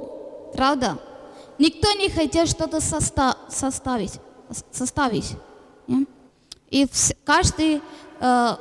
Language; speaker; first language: Ukrainian; non-native, learner; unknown